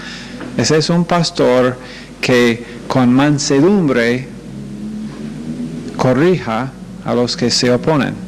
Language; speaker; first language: Spanish; non-native, fluent; English